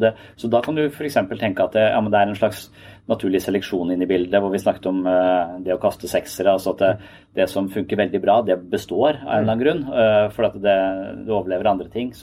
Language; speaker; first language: Norwegian; native; Norwegian